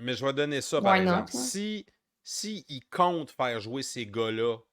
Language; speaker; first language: French; native; French